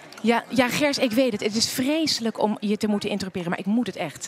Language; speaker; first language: Dutch; native; Dutch